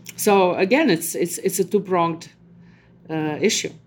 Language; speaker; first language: English; non-native, fluent; Russian